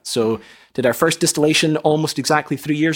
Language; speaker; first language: English; native; English